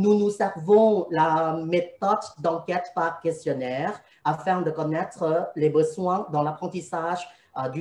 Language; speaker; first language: French; non-native, fluent; Thai